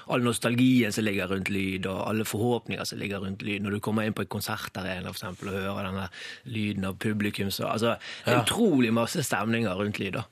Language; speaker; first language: Norwegian; native; Norwegian